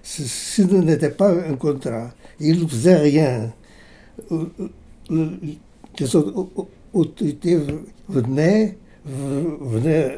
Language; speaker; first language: French; non-native, fluent; Portuguese